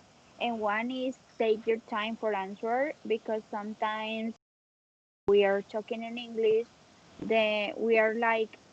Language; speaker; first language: English; non-native, learner; Spanish